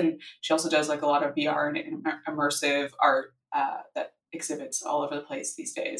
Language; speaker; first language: English; native; English